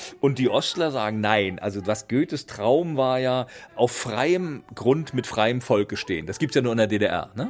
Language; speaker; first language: German; native; German